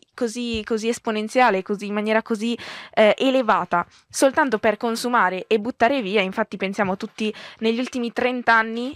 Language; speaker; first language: Italian; native; Italian